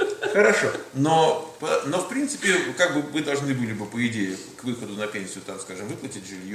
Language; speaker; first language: Russian; native; Russian